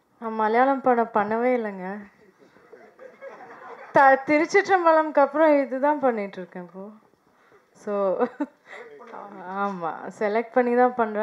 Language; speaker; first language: Tamil; non-native, local second language; Malayalam